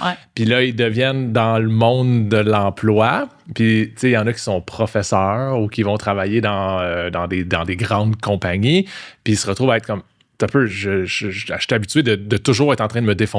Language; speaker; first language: French; native; French